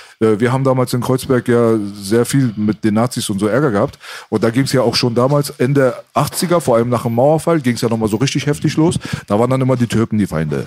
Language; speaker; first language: German; early bilingual, other home language; Persian